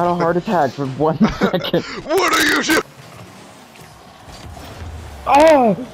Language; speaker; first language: English; native; English